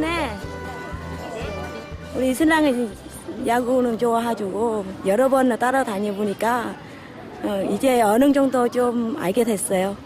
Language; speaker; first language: Korean; non-native, learner; Vietnamese